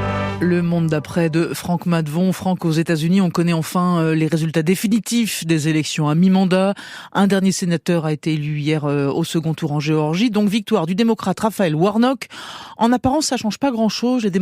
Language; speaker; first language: French; native; French